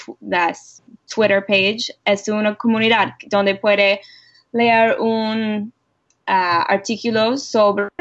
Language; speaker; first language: Spanish; non-native, learner; English